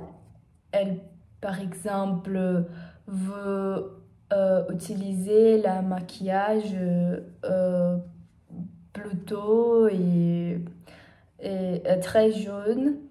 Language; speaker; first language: French; non-native, learner; Portuguese